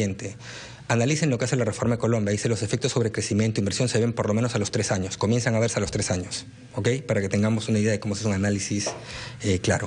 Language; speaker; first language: Spanish; native; Spanish